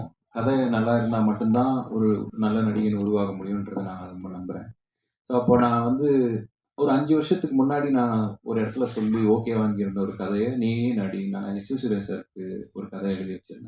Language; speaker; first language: Tamil; native; Tamil